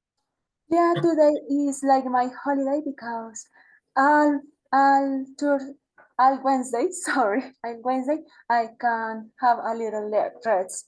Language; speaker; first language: English; non-native, learner; Spanish